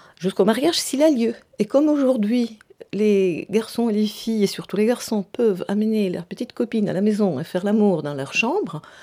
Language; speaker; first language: French; non-native, fluent; Italian